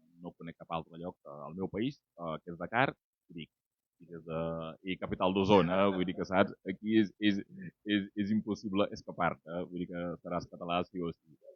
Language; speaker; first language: Catalan; non-native, fluent; Wolof